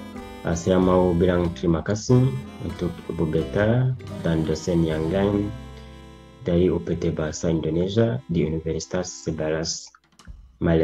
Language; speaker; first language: Indonesian; non-native, learner; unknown